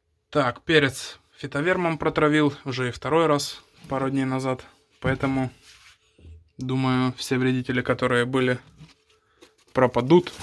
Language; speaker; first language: Russian; native; Russian